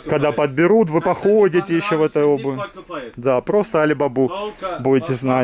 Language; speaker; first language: Russian; native; Russian